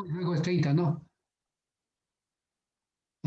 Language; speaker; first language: Spanish; native; Spanish